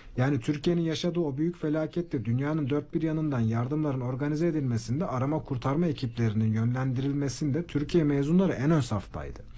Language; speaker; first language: Turkish; native; Turkish